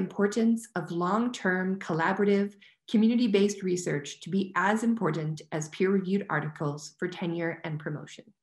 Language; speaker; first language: English; native; English